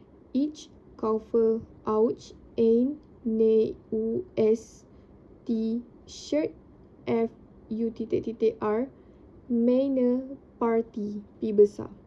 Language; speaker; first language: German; non-native, learner; Indonesian